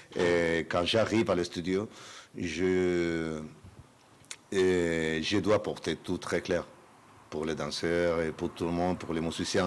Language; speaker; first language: French; non-native, learner; Spanish